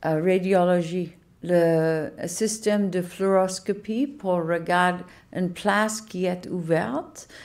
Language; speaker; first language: French; non-native, learner; English